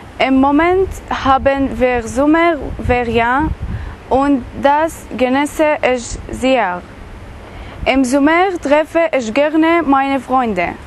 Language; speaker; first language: German; non-native, learner; Arabic